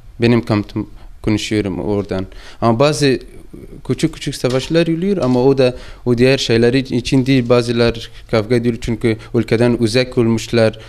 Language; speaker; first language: Turkish; non-native, learner; Persian